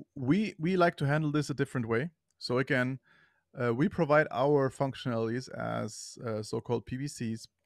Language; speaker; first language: English; non-native, fluent; German